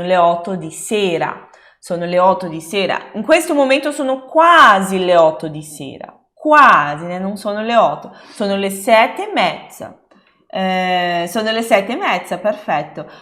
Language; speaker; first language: Italian; non-native, fluent; Portuguese